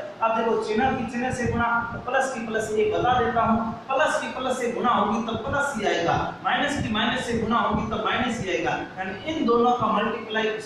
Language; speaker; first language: Hindi; native; Hindi